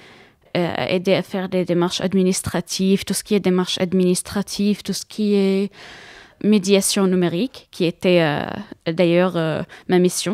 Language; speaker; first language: French; non-native, fluent; Arabic